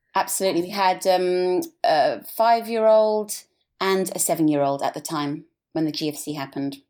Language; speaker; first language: English; native; English